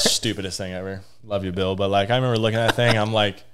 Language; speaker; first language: English; native; English